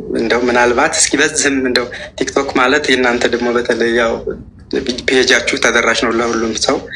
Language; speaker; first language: Amharic; native; Amharic